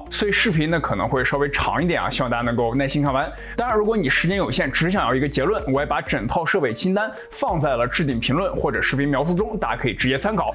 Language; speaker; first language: Chinese; native; Chinese